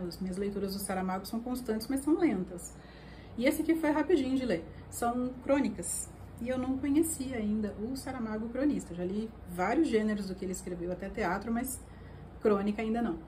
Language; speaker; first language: Portuguese; native; Portuguese